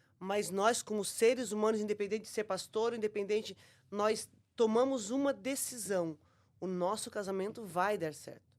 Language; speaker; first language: Portuguese; native; Portuguese